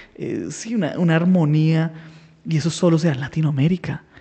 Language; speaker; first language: Spanish; native; Spanish